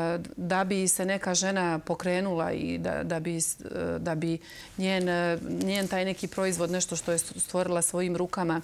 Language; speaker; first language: Serbian; native; Serbian